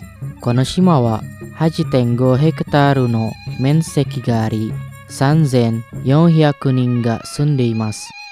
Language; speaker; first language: Japanese; non-native, fluent; Indonesian